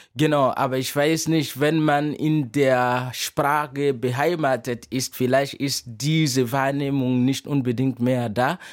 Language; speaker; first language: German; non-native, fluent; Mossi